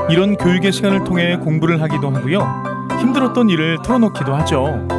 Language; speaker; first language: Korean; native; Korean